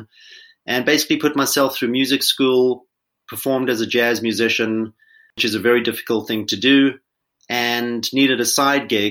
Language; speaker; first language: English; native; English